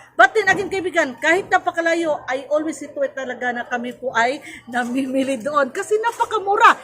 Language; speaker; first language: Filipino; non-native, local second language; Cebuano